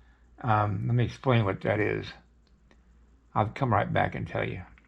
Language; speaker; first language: English; native; English